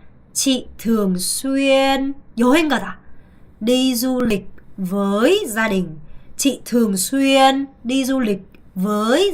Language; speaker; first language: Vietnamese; non-native, fluent; Korean